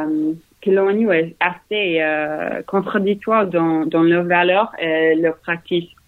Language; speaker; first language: French; non-native, learner; English